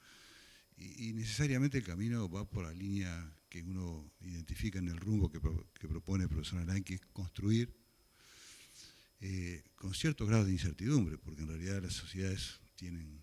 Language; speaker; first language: Spanish; native; Spanish